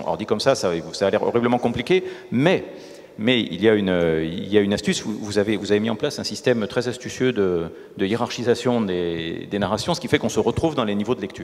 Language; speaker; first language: French; native; French